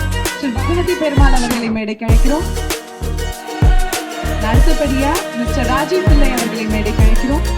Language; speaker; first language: Tamil; native; Tamil